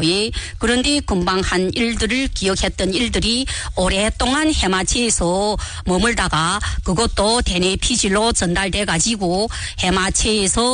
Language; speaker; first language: Korean; native; Korean